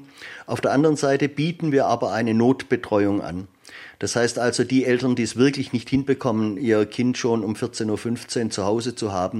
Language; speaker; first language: German; native; German